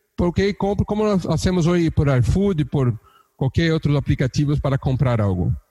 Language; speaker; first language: Portuguese; native; Portuguese